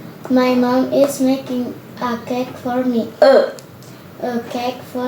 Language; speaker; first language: English; non-native, learner; Indonesian